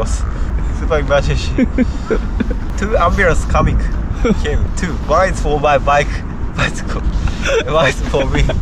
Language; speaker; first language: English; non-native, learner; Japanese